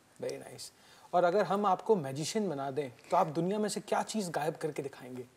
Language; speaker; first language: Hindi; native; Hindi